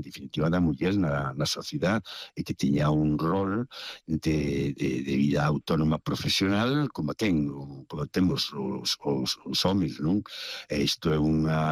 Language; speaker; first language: Galician; native; Galician